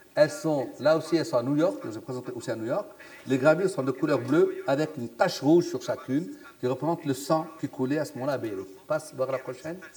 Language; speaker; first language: French; non-native, local second language; Arabic